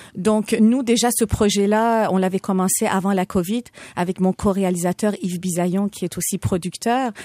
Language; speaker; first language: French; early bilingual, other home language; Persian